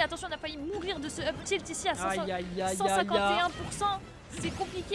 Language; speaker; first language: French; native; French